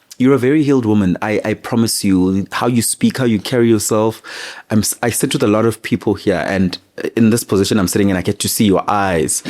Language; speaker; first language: English; non-native, local second language; Zulu